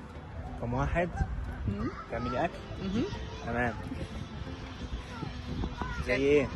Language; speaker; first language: Arabic; native; Arabic